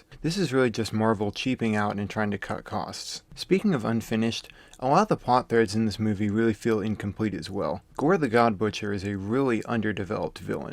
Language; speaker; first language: English; native; English